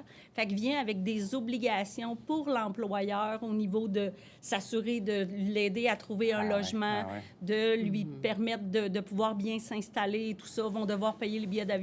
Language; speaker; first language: French; native; French